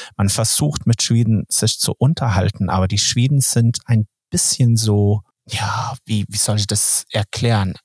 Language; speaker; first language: German; non-native, fluent; Swedish